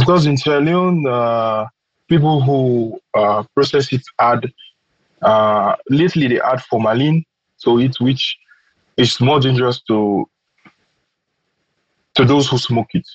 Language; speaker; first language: English; non-native, local second language; Krio